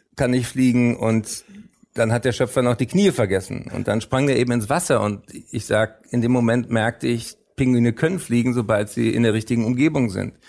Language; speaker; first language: German; native; German